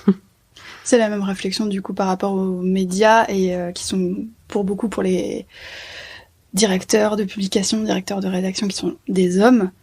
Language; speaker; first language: French; native; French